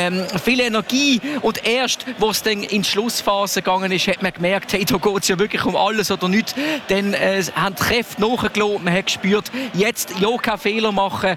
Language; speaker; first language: German; native; German